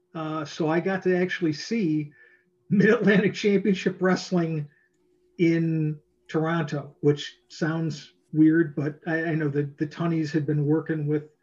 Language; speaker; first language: English; native; English